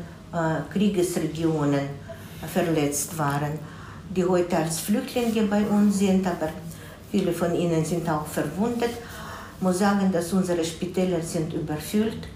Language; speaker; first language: German; non-native, fluent; Russian